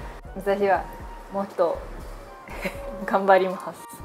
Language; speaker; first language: Japanese; non-native, learner; English